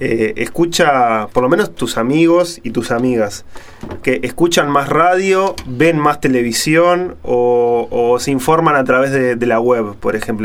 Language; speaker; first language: Spanish; native; Spanish